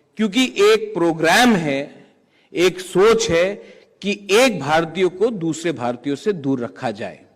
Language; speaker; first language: Hindi; non-native, local second language; Kok Borok